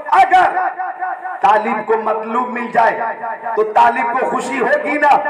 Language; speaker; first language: Urdu; native; Urdu